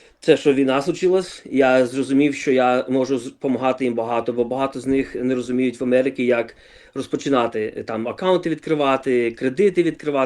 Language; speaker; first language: Ukrainian; early bilingual, other home language; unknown